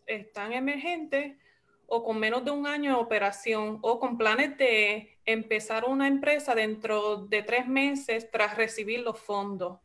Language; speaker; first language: Spanish; early bilingual, heritage; Spanish